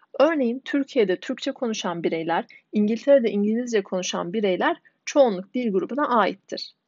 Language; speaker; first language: Turkish; native; Turkish